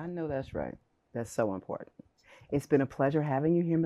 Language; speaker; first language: English; native; English